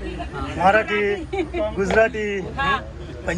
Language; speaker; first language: Hindi; non-native, local second language; Bangla